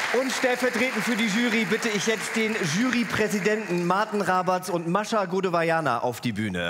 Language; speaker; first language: German; native; German